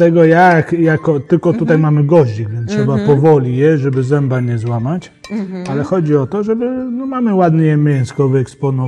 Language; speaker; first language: Polish; native; Polish